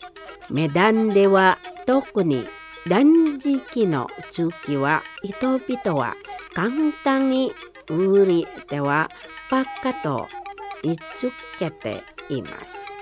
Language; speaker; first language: Japanese; non-native, fluent; Indonesian